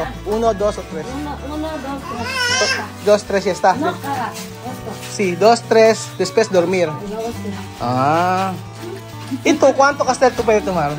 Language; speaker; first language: Spanish; non-native, learner; Filipino